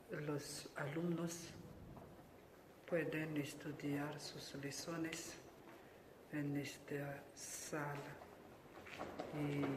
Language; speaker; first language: Spanish; non-native, learner; Malagasy